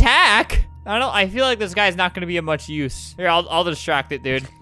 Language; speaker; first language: English; native; English